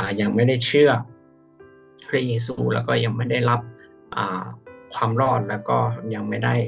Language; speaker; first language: Thai; native; Thai